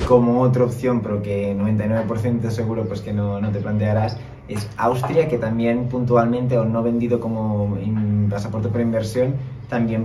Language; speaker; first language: Spanish; native; Spanish